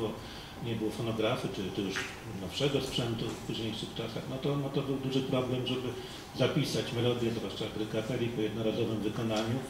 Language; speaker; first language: Polish; native; Polish